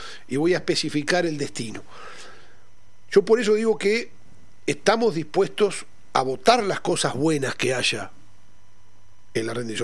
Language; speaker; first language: Spanish; native; Spanish